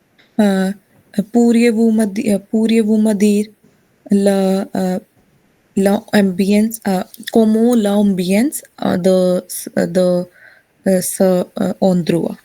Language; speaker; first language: French; non-native, learner; Hindi